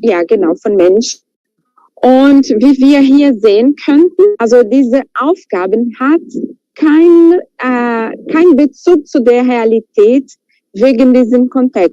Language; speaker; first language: German; non-native, fluent; Portuguese